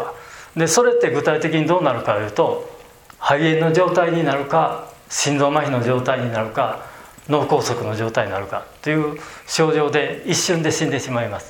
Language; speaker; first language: Japanese; native; Japanese